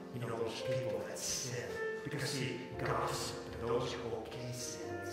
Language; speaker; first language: English; early bilingual, other home language; Korean